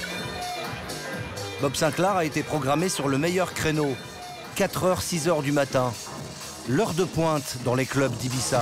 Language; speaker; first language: French; native; French